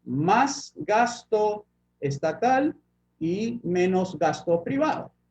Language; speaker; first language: Spanish; native; Spanish